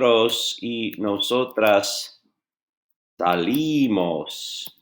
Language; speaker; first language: Spanish; non-native, fluent; English